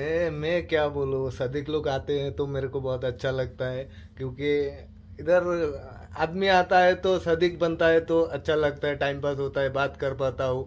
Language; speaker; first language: Hindi; non-native, local second language; Assamese